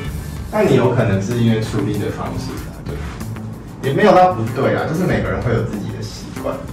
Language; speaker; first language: Chinese; native; Chinese